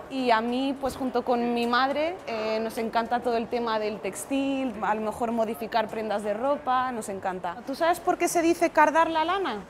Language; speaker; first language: Spanish; native; Spanish